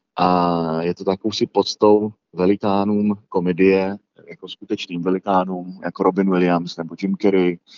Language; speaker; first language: Czech; early bilingual, heritage; Czech